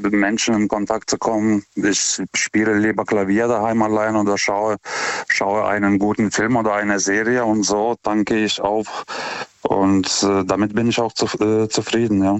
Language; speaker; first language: German; non-native, fluent; Lithuanian